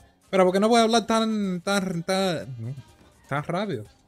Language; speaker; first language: Spanish; early bilingual, heritage; Spanish